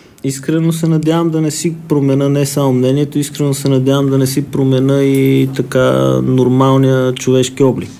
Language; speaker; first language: Bulgarian; native; Bulgarian